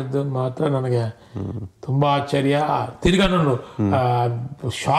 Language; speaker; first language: Kannada; non-native, fluent; Chinese